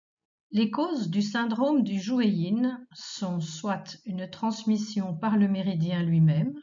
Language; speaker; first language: French; native; French